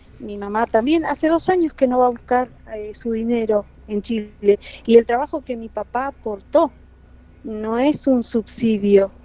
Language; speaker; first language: Spanish; native; Spanish